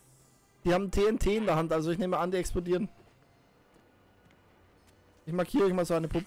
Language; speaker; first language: German; native; German